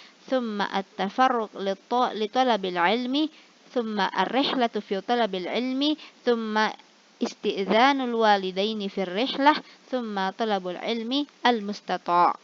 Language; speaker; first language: Arabic; non-native, fluent; Indonesian